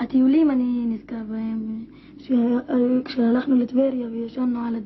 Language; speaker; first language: Hebrew; non-native, local second language; Arabic